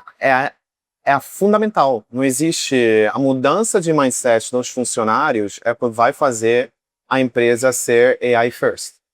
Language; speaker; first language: Portuguese; non-native, fluent; Italian